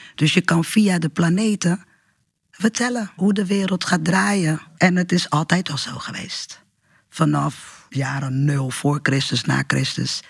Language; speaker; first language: Dutch; early bilingual, other home language; Portuguese